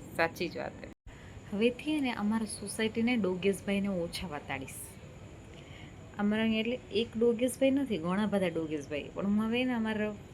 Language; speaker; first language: Gujarati; non-native, local second language; Kachhi